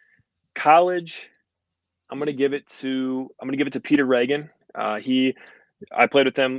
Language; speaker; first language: English; native; English